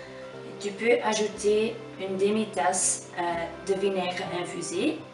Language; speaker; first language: French; non-native, fluent; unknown